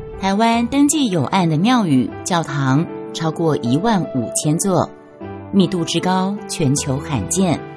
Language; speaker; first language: Chinese; native; Chinese